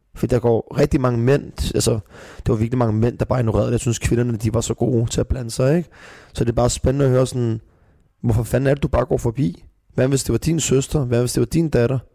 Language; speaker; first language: Danish; early bilingual, other home language; Persian